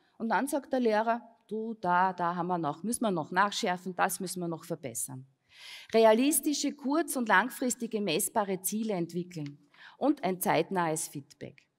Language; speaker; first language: German; native; German